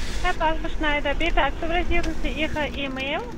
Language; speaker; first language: German; non-native, learner; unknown